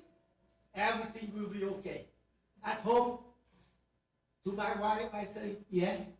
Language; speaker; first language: English; non-native, learner; Vietnamese